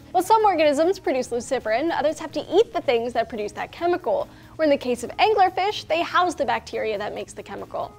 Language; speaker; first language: English; native; English